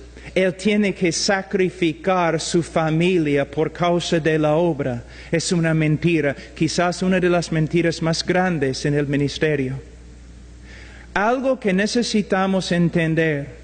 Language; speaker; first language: Spanish; non-native, fluent; English